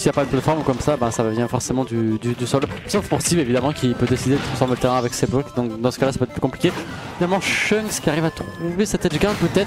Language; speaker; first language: French; native; French